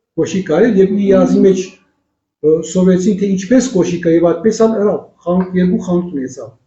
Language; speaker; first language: Armenian; early bilingual, heritage; Armenian